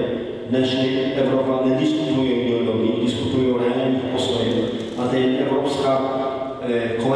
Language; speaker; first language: Czech; non-native, fluent; Polish